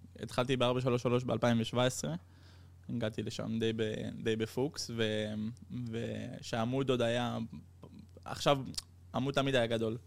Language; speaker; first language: Hebrew; early bilingual, heritage; Hebrew